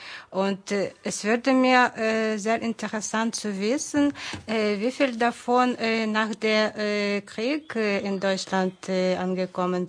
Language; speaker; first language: German; non-native, fluent; Ukrainian